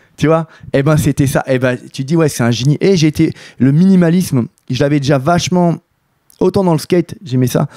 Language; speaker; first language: French; native; French